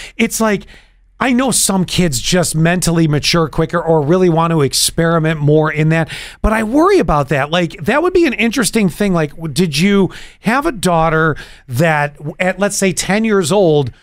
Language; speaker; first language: English; native; English